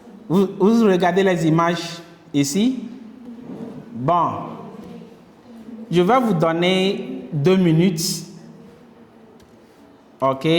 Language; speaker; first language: French; non-native, local second language; Kinyarwanda